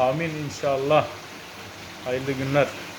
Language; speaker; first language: Turkish; native; Turkish